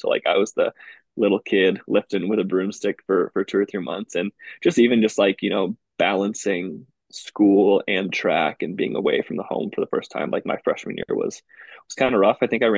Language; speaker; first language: English; native; English